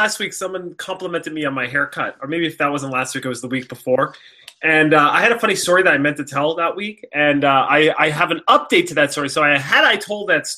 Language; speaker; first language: English; native; English